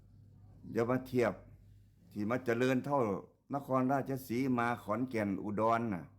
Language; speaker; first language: Thai; non-native, local second language; Lao